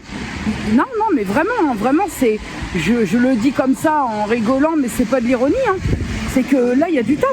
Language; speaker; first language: French; native; French